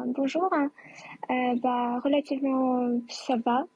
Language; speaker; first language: French; non-native, fluent; Ukrainian